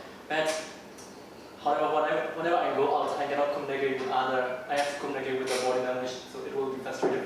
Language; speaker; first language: English; non-native, learner; Burmese